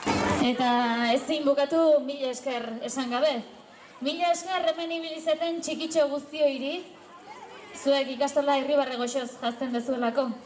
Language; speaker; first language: Basque; native; Basque